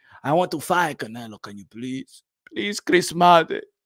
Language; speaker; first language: English; early bilingual, other home language; Spanish